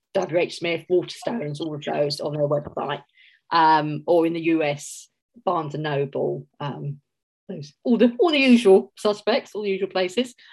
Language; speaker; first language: English; native; English